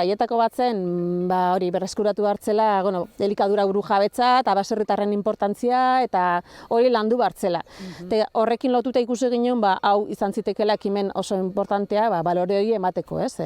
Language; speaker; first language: Basque; native; Basque